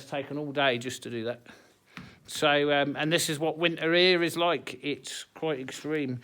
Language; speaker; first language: English; native; English